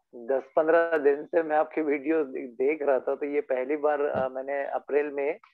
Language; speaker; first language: Hindi; native; Hindi